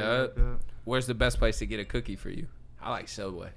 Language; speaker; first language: English; native; English